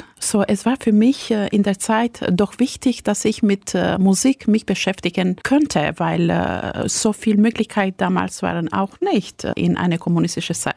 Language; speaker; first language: German; non-native, fluent; Albanian